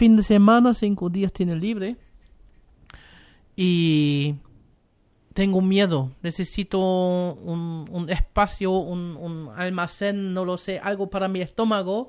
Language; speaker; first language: Spanish; non-native, learner; German